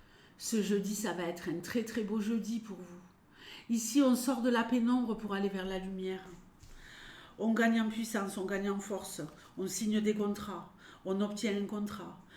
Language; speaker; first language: French; native; French